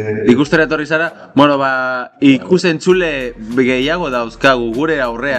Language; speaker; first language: Basque; non-native, learner; Spanish